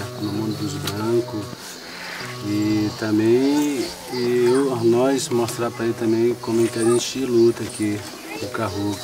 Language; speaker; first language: Portuguese; non-native, local second language; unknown